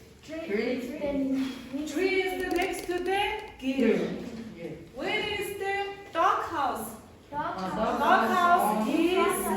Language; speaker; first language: English; non-native, fluent; Mongolian